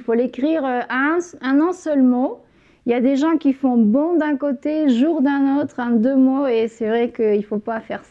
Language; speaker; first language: French; native; French